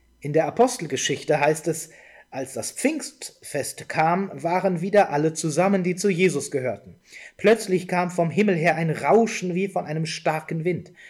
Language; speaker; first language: German; native; German